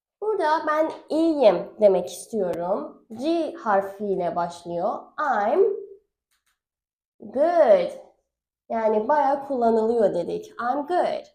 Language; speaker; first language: Turkish; non-native, fluent; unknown